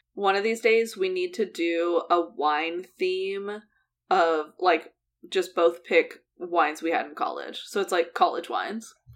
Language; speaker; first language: English; native; English